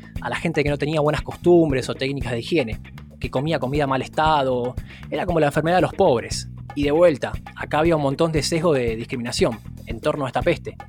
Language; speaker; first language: Spanish; native; Spanish